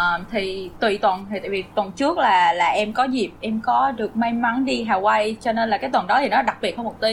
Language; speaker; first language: Vietnamese; native; Vietnamese